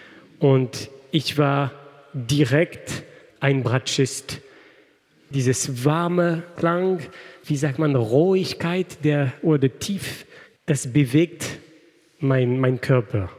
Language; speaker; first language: German; non-native, fluent; French